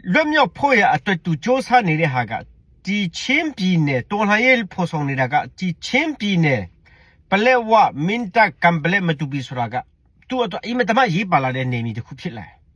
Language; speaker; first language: Burmese; non-native, local second language; Hakha Chin